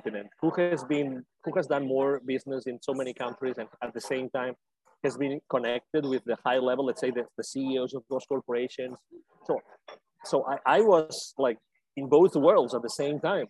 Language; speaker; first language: English; non-native, fluent; Spanish